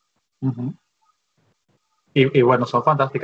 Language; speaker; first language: Spanish; native; Spanish